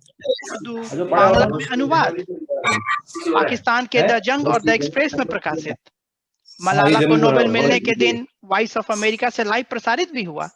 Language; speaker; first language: Hindi; native; Hindi